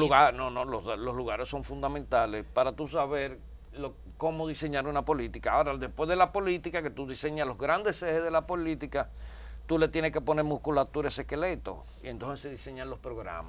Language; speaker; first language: Spanish; native; Spanish